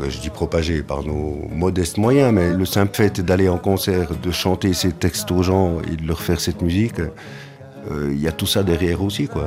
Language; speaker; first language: French; native; French